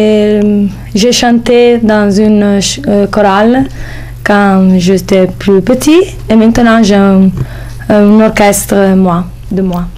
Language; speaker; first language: French; non-native, local second language; Italian